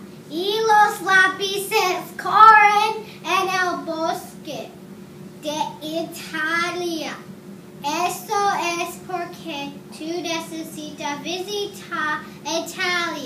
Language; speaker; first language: Spanish; non-native, learner; English